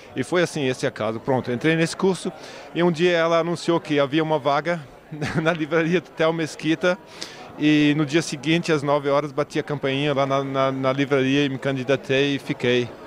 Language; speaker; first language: Portuguese; early bilingual, heritage; German